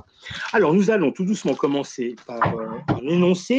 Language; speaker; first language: French; native; French